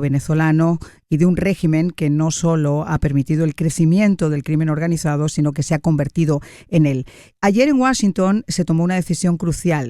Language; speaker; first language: Spanish; native; Spanish